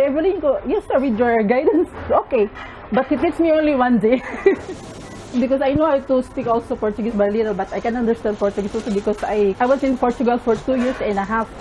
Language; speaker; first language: English; non-native, local second language; Cebuano